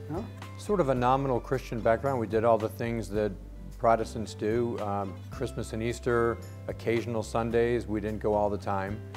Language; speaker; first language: English; native; English